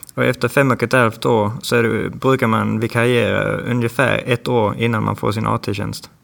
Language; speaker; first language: Danish; early bilingual, heritage; Danish